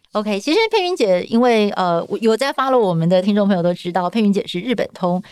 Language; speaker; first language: Chinese; native; Chinese